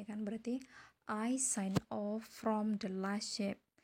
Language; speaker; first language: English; non-native, fluent; Indonesian